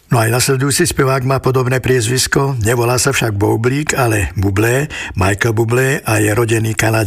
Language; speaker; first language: Slovak; native; Slovak